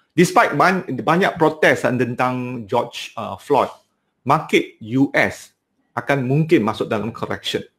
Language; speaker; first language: Malay; non-native, local second language; Cantonese